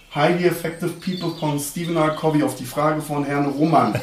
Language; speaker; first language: German; early bilingual, other home language; Turkish